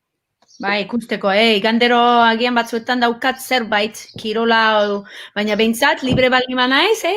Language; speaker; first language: Basque; early bilingual, heritage; English